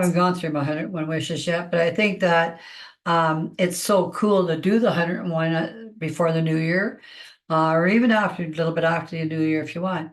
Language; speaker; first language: English; native; English